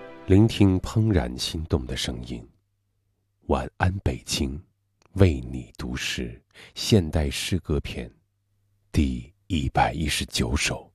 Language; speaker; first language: Chinese; native; Chinese